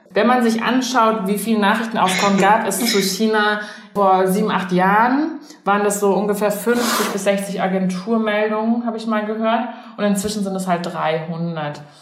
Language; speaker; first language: German; early bilingual, other home language; Chinese